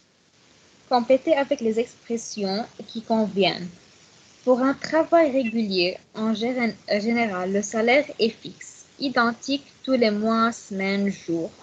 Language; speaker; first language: French; non-native, learner; Arabic